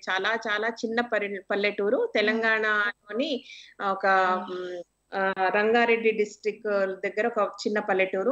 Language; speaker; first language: Telugu; native; Telugu